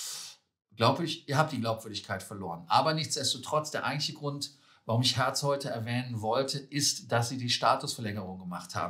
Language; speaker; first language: German; native; German